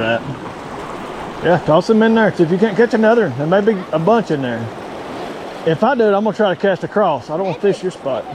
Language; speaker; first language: English; native; English